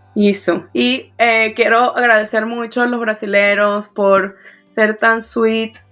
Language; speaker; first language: Portuguese; non-native, learner; Spanish